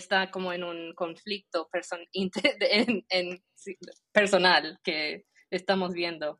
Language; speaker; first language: Spanish; early bilingual, heritage; Spanish